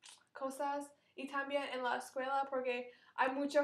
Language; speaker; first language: Spanish; non-native, learner; English